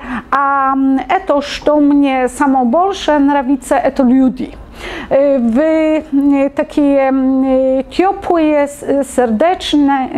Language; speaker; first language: Russian; non-native, learner; Polish